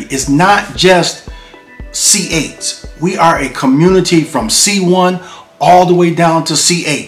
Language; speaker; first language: English; native; English